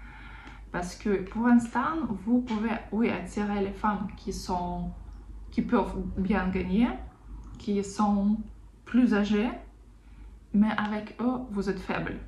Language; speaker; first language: French; non-native, fluent; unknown